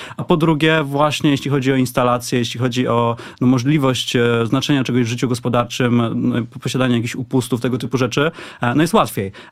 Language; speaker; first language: Polish; native; Polish